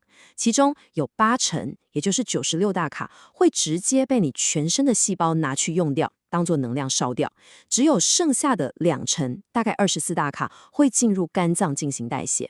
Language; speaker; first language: Chinese; native; Chinese